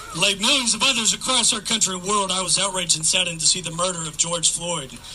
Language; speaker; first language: English; native; English